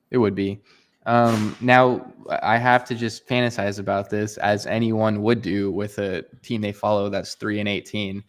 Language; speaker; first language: English; native; English